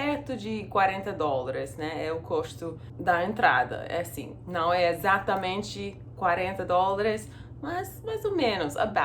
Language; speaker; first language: Portuguese; non-native, fluent; English